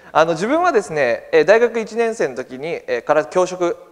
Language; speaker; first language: Japanese; native; Japanese